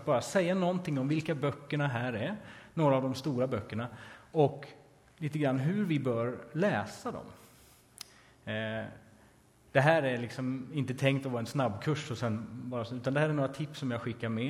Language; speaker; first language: Swedish; native; Swedish